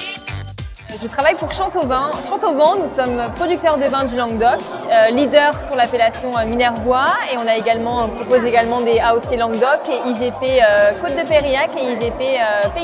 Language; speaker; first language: French; native; French